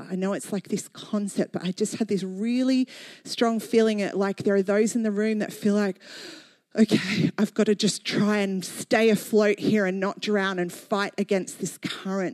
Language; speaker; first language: English; native; English